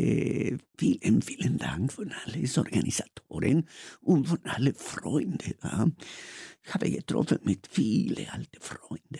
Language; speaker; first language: German; non-native, learner; Spanish